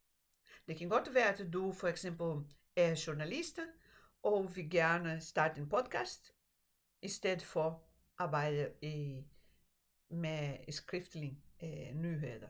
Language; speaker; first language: Danish; non-native, fluent; Portuguese